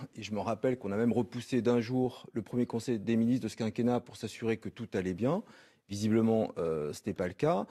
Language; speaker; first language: French; native; French